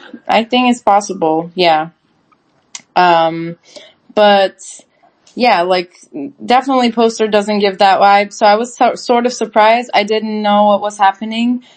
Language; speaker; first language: English; non-native, fluent; Turkish